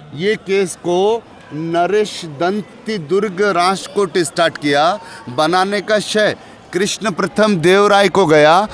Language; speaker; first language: Hindi; non-native, local second language; Marathi